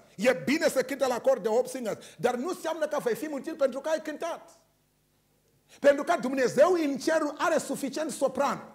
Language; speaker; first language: Romanian; non-native, learner; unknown